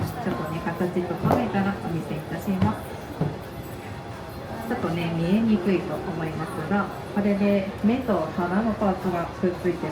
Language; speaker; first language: Japanese; native; Japanese